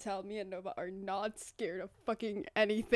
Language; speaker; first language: English; non-native, fluent; Finnish